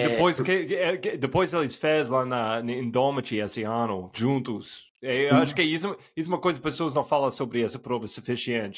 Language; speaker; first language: Portuguese; non-native, fluent; English